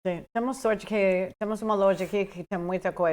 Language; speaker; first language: Portuguese; non-native, fluent; English